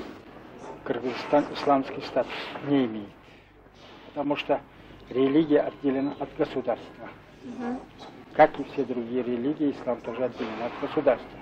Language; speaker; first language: Russian; non-native, local second language; Kyrgyz